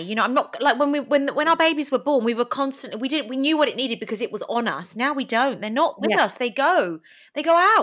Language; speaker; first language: English; early bilingual, other home language; Greek